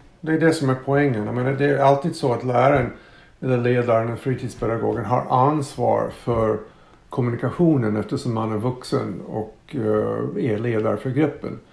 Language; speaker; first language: Swedish; non-native, fluent; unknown